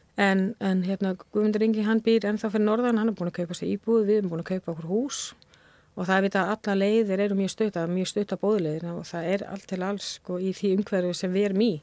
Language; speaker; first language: Icelandic; non-native, fluent; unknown